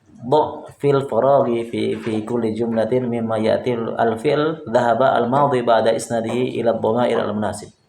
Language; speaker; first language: Arabic; non-native, fluent; Indonesian